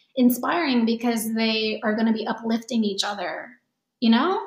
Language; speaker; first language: English; early bilingual, other home language; Japanese